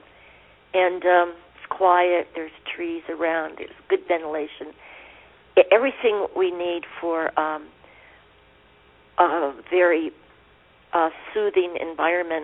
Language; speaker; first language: English; native; English